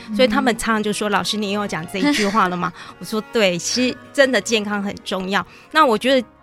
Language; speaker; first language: Chinese; native; Chinese